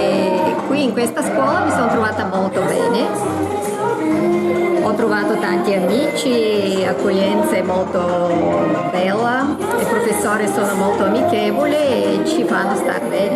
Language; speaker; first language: Italian; non-native, fluent; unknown